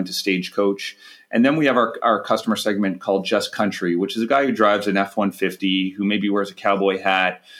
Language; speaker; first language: English; native; English